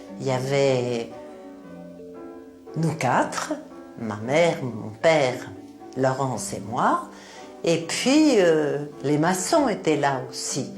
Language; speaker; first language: French; native; French